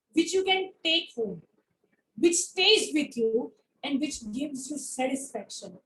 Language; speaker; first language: English; non-native, local second language; Gujarati